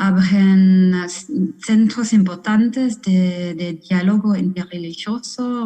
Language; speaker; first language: Spanish; non-native, fluent; German